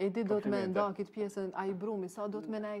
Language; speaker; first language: Albanian; native; Albanian